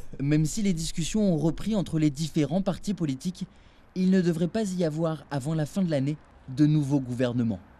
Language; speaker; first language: French; native; French